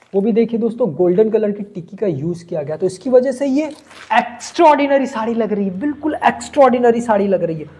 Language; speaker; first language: Hindi; non-native, local second language; Gujarati